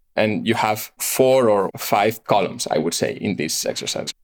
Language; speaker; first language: English; non-native, fluent; Catalan